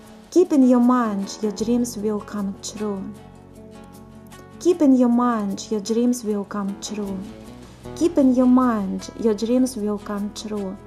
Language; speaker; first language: English; non-native, fluent; Russian